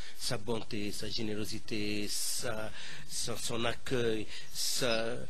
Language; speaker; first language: French; non-native, local second language; Arabic